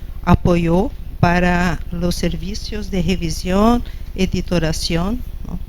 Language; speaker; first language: Spanish; non-native, fluent; Portuguese